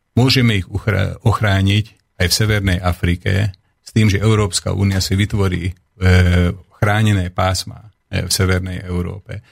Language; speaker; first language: Slovak; non-native, local second language; Hungarian